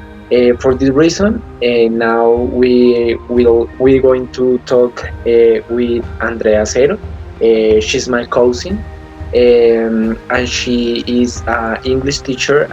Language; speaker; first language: English; non-native, learner; Spanish